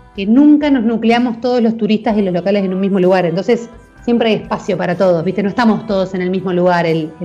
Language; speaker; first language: Spanish; native; Spanish